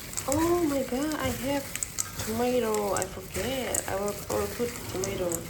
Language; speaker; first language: English; non-native, learner; Burmese